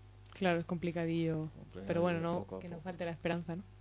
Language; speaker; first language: Spanish; native; Spanish